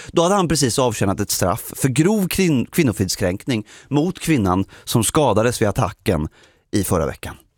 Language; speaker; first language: Swedish; native; Swedish